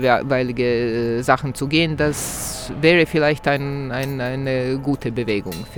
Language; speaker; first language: German; non-native, fluent; Croatian